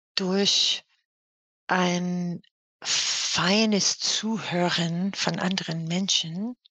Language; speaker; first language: German; non-native, fluent; English